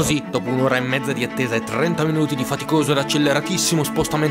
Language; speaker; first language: Italian; native; Italian